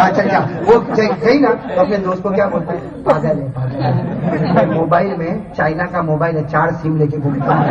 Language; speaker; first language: Urdu; native; Urdu